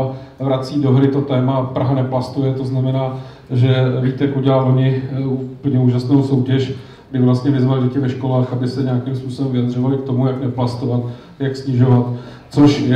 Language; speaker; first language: Czech; native; Czech